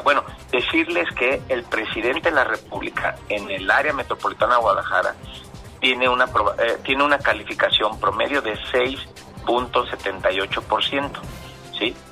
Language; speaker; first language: Spanish; native; Spanish